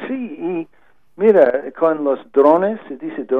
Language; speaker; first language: Spanish; non-native, learner; English